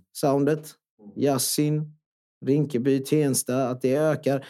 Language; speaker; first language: Swedish; non-native, local second language; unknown